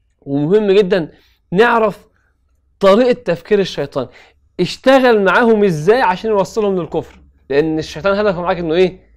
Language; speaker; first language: Arabic; native; Arabic